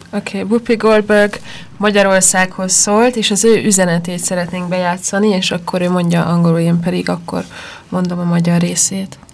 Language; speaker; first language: Hungarian; native; Hungarian